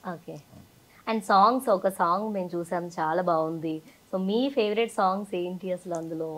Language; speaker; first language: Telugu; native; Telugu